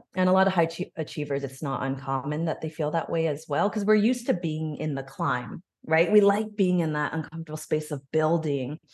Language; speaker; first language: English; native; English